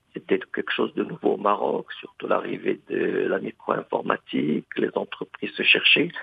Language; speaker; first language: French; non-native, local second language; Arabic